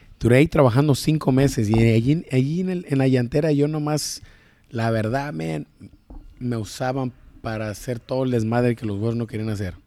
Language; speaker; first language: Spanish; early bilingual, heritage; Spanish